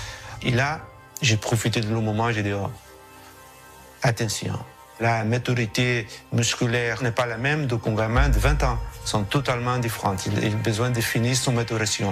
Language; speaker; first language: French; non-native, learner; Portuguese